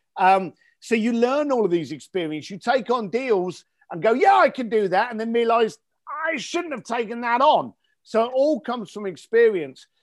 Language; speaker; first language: English; native; English